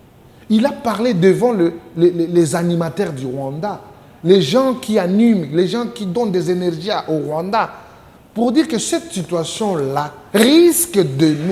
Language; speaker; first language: French; non-native, local second language; Lingala